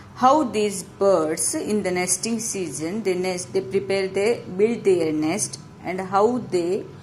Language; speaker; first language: English; non-native, local second language; Kannada